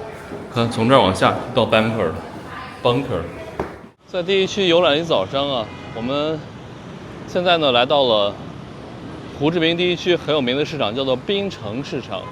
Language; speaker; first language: Chinese; native; Chinese